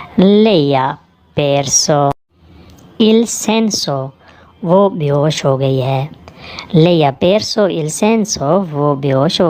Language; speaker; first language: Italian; non-native, learner; Urdu